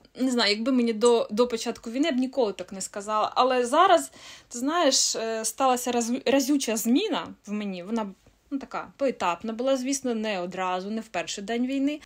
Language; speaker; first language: Ukrainian; non-native, local second language; Russian